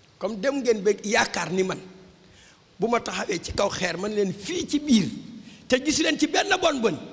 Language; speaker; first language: Wolof; native; Wolof